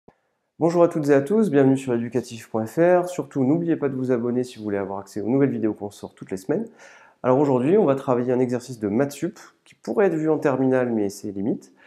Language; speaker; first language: French; native; French